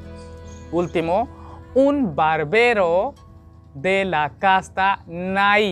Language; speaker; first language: Spanish; non-native, learner; Hindi